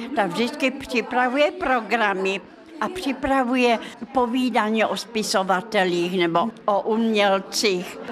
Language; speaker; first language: Czech; non-native, fluent; Russian